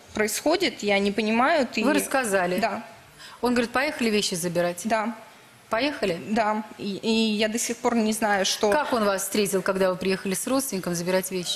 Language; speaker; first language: Russian; native; Russian